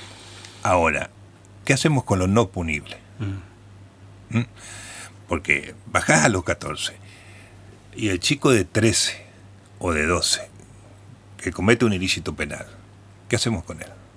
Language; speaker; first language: Spanish; native; Spanish